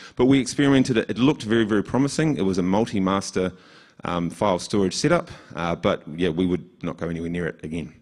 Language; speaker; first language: English; native; English